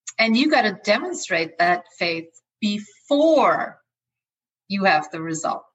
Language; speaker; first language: English; non-native, fluent; German